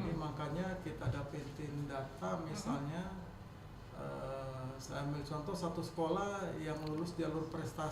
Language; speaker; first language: Indonesian; native; Indonesian